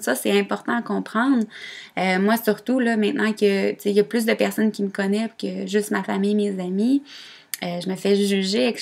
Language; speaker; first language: French; native; French